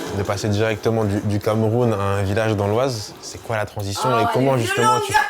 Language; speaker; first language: French; early bilingual, other home language; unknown